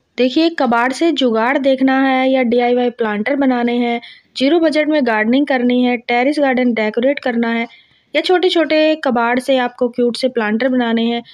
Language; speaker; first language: Hindi; native; Hindi